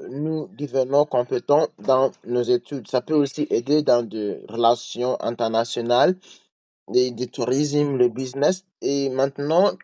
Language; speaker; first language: French; non-native, learner; English